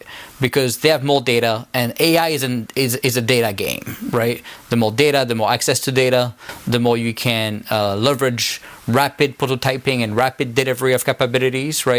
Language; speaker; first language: English; non-native, fluent; French